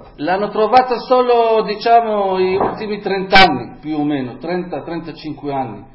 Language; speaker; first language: Italian; non-native, fluent; Hebrew